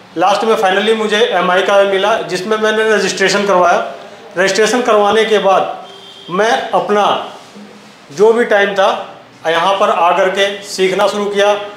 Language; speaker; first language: Hindi; native; Hindi